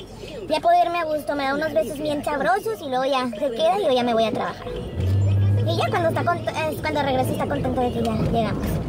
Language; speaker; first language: Spanish; native; Spanish